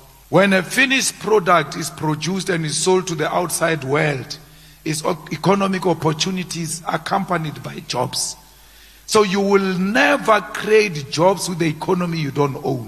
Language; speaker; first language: English; non-native, local second language; Northern Sotho